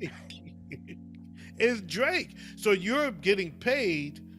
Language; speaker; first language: English; native; English